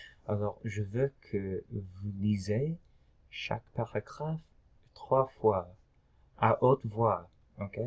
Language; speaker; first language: French; non-native, local second language; English